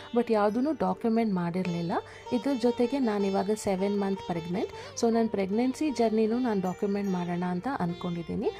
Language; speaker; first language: Kannada; native; Kannada